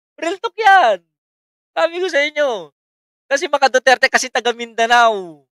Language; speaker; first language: Filipino; native; Filipino